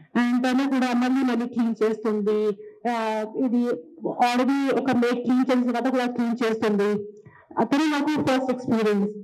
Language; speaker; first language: Telugu; non-native, learner; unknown